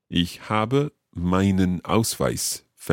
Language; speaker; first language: German; non-native, learner; English